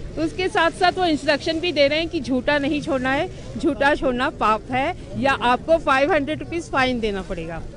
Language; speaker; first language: Hindi; native; Hindi